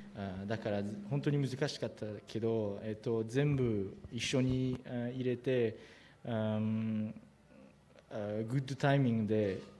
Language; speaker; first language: Japanese; non-native, learner; French